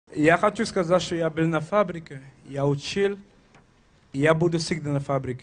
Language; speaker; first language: Russian; non-native, learner; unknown